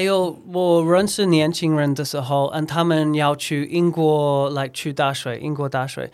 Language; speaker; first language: Chinese; non-native, learner; English